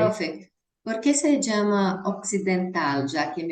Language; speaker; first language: Spanish; non-native, learner; Portuguese